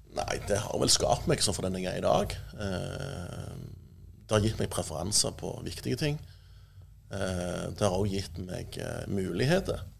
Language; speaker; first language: Norwegian; native; Norwegian